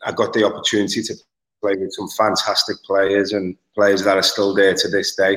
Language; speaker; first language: English; native; English